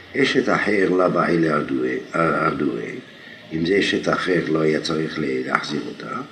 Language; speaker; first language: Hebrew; non-native, fluent; French